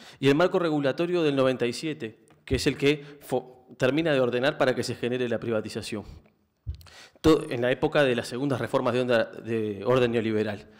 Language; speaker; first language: Spanish; native; Spanish